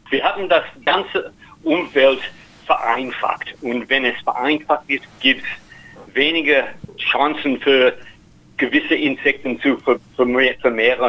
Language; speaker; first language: German; non-native, learner; English